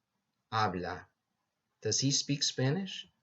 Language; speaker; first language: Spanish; non-native, fluent; English